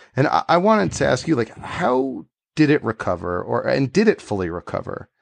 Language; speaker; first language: English; native; English